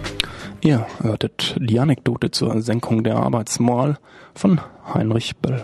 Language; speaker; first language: German; native; German